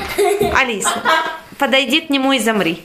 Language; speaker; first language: Russian; native; Russian